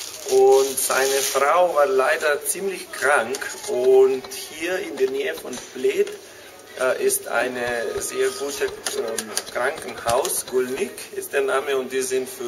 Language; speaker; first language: German; non-native, fluent; Slovenian